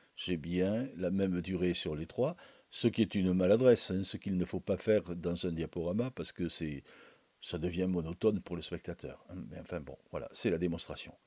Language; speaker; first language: French; native; French